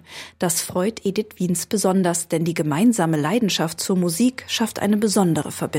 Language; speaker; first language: German; native; German